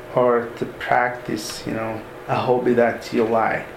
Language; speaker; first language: English; non-native, fluent; Arabic